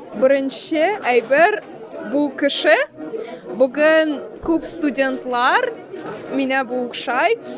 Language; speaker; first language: Tatar; non-native, local second language; Russian